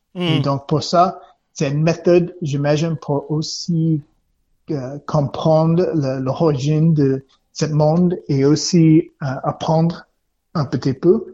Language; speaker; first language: French; non-native, learner; English